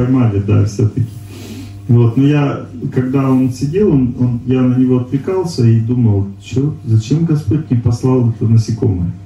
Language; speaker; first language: Russian; native; Russian